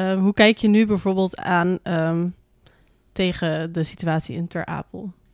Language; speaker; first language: Dutch; native; Dutch